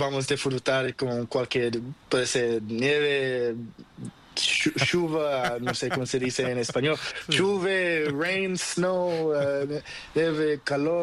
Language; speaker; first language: Spanish; non-native, learner; Portuguese